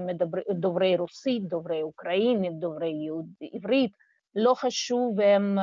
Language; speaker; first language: Hebrew; non-native, fluent; Russian